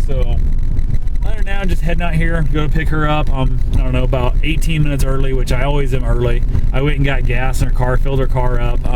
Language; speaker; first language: English; native; English